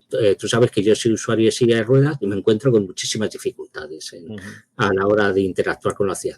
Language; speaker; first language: Spanish; native; Spanish